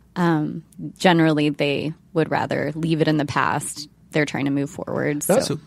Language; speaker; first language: English; native; English